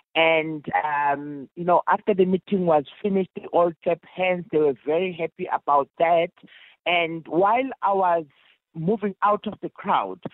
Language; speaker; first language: English; non-native, local second language; Zulu